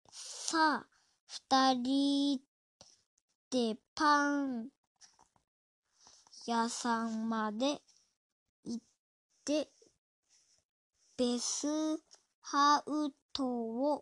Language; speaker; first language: Japanese; non-native, learner; Indonesian